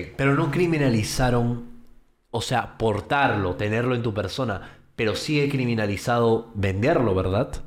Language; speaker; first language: Spanish; early bilingual, heritage; Spanish